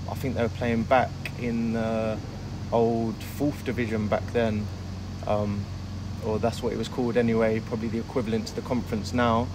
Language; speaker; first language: English; native; English